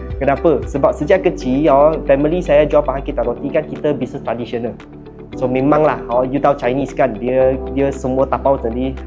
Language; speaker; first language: Malay; non-native, local second language; Chinese